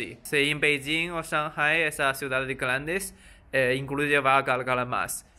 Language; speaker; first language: Spanish; non-native, learner; Chinese